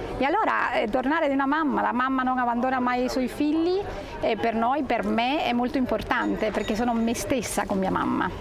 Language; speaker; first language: Italian; non-native, fluent; Spanish